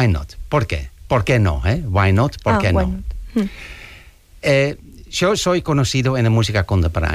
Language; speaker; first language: Spanish; non-native, learner; Dutch